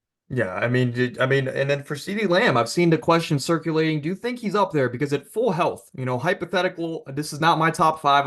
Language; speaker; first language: English; native; English